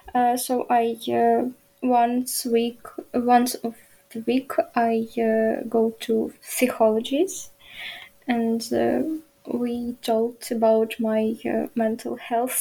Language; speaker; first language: English; non-native, learner; Ukrainian